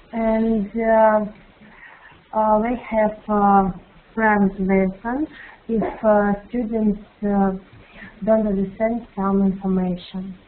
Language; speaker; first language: English; non-native, learner; Russian